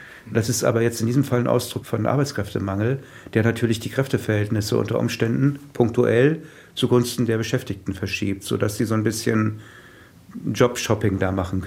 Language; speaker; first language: German; native; German